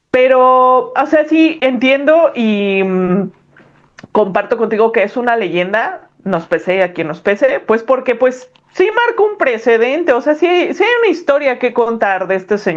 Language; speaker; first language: Spanish; native; Spanish